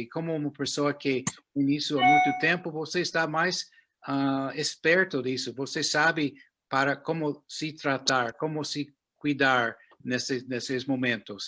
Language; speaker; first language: Portuguese; non-native, fluent; English